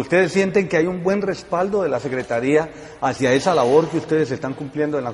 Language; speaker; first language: Spanish; native; Spanish